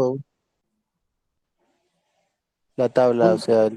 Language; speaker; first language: Spanish; native; Spanish